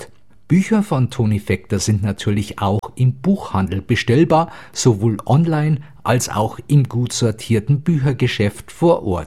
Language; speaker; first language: German; native; German